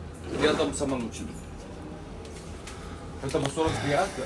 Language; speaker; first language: Russian; non-native, learner; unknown